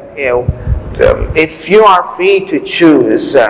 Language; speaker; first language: English; non-native, fluent; Persian